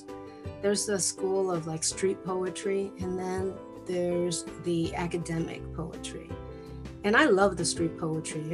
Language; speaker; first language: English; early bilingual, other home language; Spanish